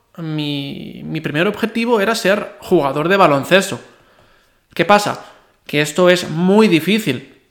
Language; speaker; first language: Spanish; non-native, local second language; Catalan